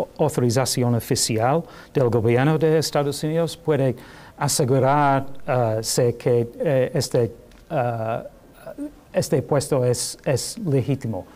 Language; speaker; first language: Spanish; non-native, learner; English